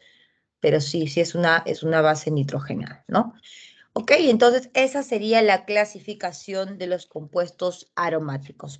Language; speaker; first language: Spanish; native; Spanish